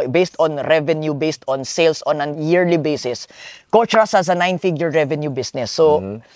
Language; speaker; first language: English; non-native, local second language; Filipino